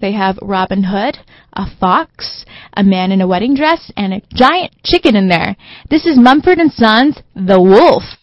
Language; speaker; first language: English; early bilingual, other home language; Chinese